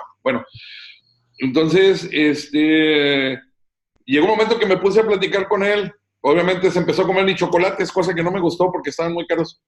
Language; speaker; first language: Spanish; native; Spanish